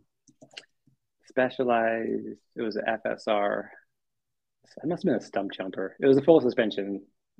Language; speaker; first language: English; native; English